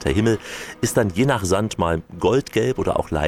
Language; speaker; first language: German; native; German